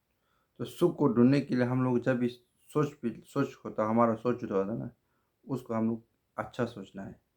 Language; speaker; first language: Hindi; non-native, local second language; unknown